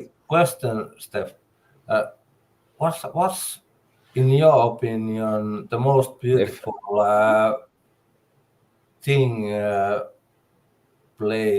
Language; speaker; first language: English; non-native, learner; Finnish